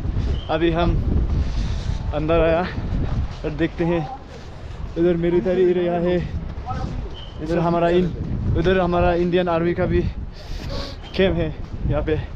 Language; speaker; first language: Hindi; non-native, local second language; Bodo